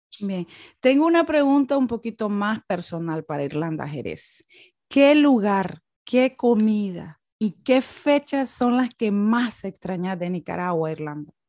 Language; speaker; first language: Spanish; native; Spanish